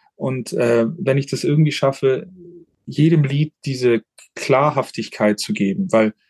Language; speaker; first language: German; native; German